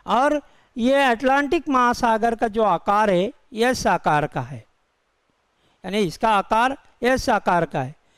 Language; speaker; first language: Hindi; non-native, local second language; Urdu